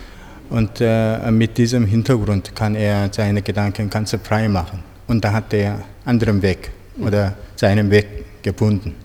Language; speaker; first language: German; non-native, fluent; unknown